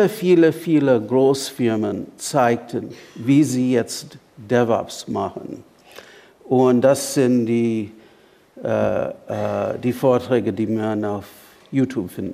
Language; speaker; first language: German; non-native, fluent; English